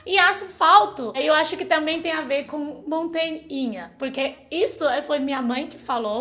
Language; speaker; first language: Portuguese; non-native, fluent; Chinese